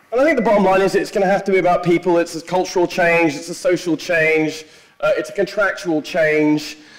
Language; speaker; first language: English; native; English